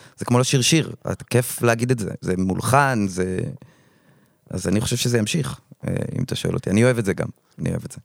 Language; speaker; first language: Hebrew; native; Hebrew